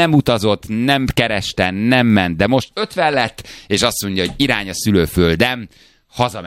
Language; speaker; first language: Hungarian; native; Hungarian